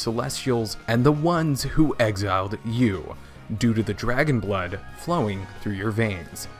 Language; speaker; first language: English; native; English